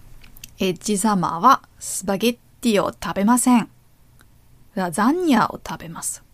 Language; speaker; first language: Japanese; non-native, learner; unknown